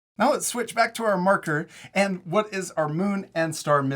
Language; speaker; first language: English; native; English